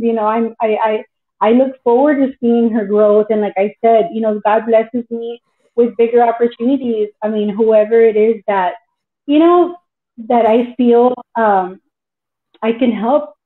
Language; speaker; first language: English; early bilingual, other home language; Spanish